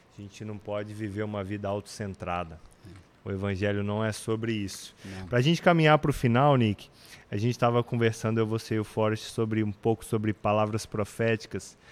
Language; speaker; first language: Portuguese; native; Portuguese